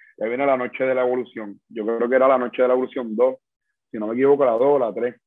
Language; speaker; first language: Spanish; native; Spanish